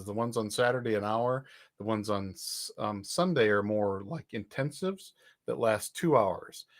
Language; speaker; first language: English; native; English